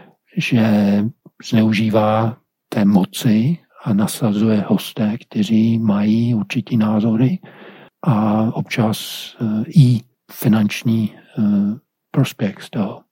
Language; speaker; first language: Czech; non-native, fluent; English